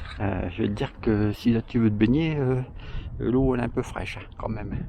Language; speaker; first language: French; native; French